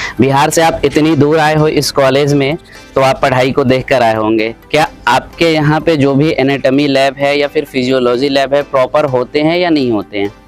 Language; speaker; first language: Hindi; native; Hindi